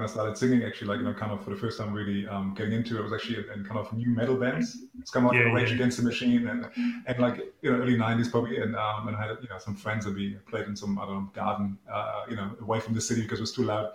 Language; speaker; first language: English; non-native, fluent; German